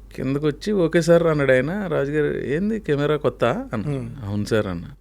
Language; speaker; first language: Telugu; native; Telugu